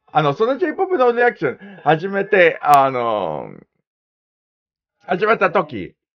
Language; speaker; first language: Japanese; non-native, learner; English